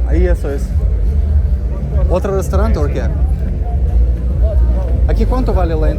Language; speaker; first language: Spanish; non-native, learner; Russian